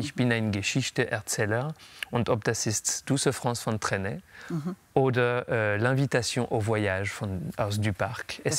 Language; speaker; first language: German; non-native, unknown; French